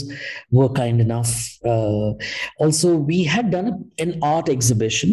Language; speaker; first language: English; non-native, local second language; Hindi